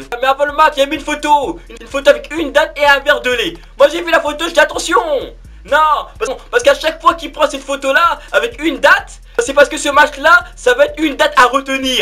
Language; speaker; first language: French; native; French